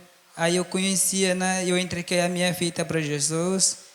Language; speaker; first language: Portuguese; non-native, local second language; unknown